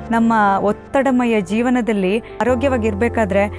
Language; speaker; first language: Kannada; native; Kannada